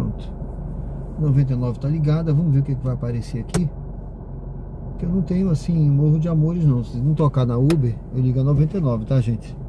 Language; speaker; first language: Portuguese; native; Portuguese